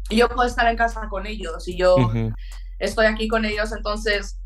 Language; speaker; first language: Spanish; early bilingual, heritage; Spanish